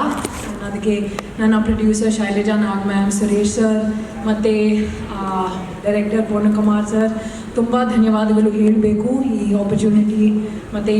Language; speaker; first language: Kannada; non-native, learner; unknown